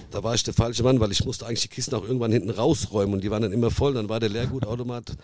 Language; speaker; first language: German; early bilingual, other home language; Italian